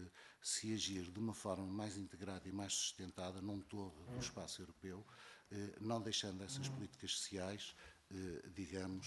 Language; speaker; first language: Portuguese; native; Portuguese